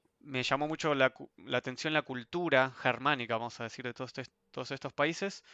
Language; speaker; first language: Spanish; native; Spanish